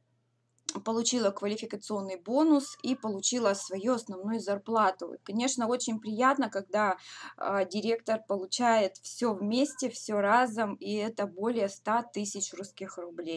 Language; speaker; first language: Russian; native; Russian